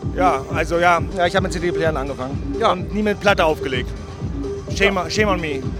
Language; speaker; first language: German; native; German